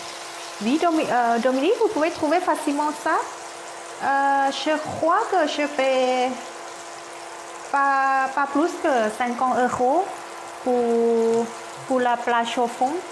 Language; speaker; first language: French; non-native, learner; Thai